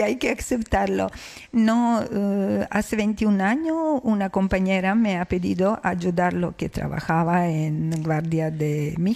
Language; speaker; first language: Spanish; non-native, learner; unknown